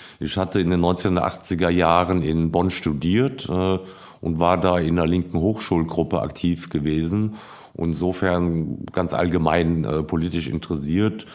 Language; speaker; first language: German; native; German